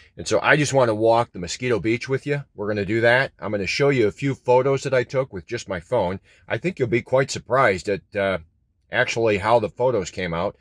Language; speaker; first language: English; native; English